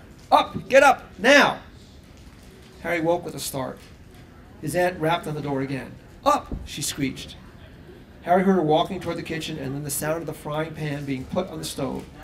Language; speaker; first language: English; native; English